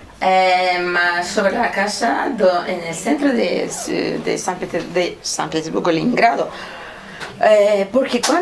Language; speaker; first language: Spanish; non-native, fluent; Russian